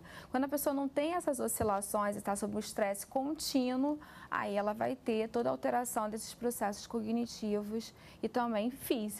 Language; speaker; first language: Portuguese; native; Portuguese